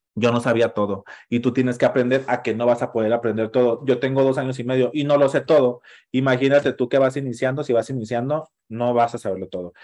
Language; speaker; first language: Spanish; native; Spanish